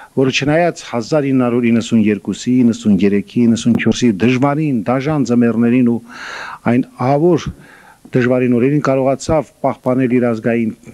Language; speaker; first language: Armenian; native; Armenian